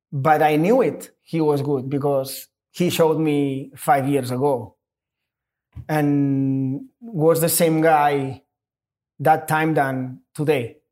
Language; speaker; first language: English; non-native, fluent; Spanish